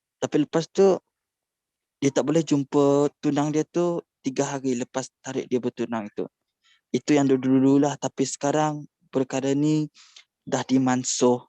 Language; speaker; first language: Malay; native; Malay